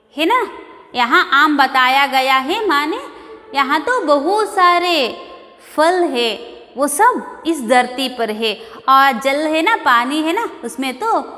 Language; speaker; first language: Hindi; non-native, local second language; Kannada